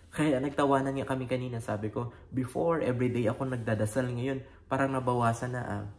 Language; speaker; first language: Filipino; native; Filipino